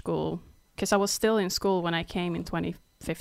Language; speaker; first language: English; non-native, fluent; Swedish